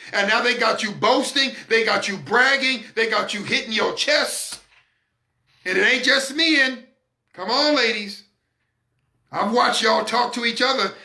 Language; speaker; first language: English; native; English